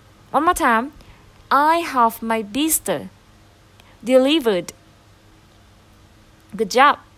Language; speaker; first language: English; non-native, fluent; Vietnamese